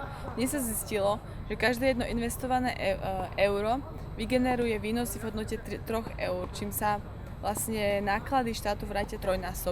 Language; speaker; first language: Slovak; native; Slovak